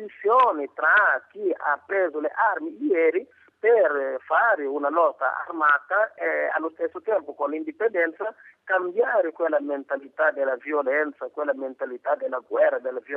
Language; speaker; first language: Italian; non-native, fluent; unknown